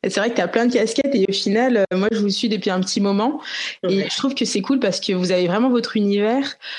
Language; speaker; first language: French; native; French